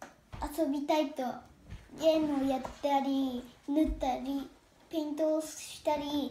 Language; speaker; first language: Japanese; early bilingual, heritage; Japanese